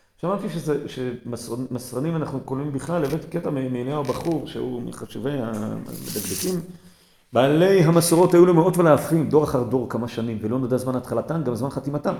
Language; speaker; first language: Hebrew; native; Hebrew